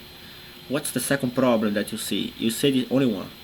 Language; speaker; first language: English; non-native, fluent; Portuguese